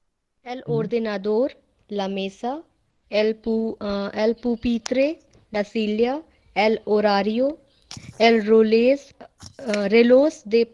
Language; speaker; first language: Spanish; non-native, learner; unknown